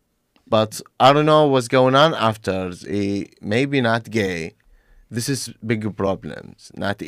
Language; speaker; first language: English; non-native, learner; Arabic